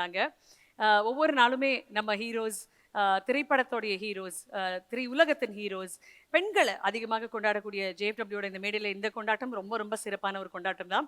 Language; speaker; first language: Tamil; native; Tamil